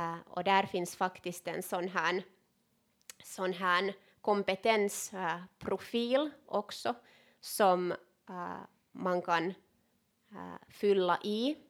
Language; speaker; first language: Swedish; non-native, local second language; Finnish